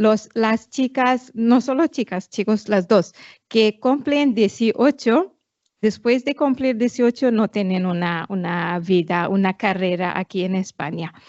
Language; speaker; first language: Spanish; non-native, fluent; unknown